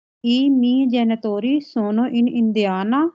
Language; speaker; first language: Italian; non-native, learner; Punjabi